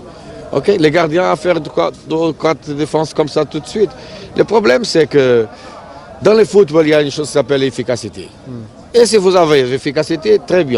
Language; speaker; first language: French; non-native, fluent; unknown